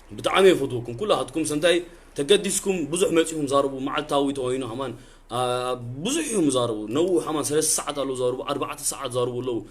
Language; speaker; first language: Tigrinya; early bilingual, heritage; Tigrinya